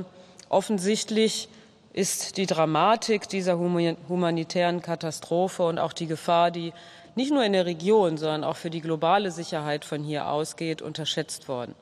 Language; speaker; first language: German; native; German